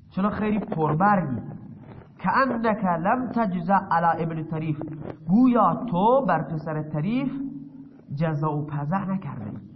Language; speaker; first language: Persian; non-native, local second language; Baluchi